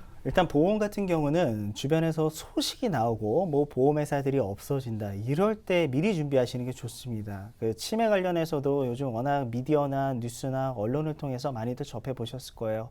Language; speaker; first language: Korean; native; Korean